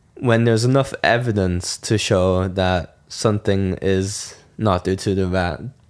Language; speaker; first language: English; non-native, fluent; German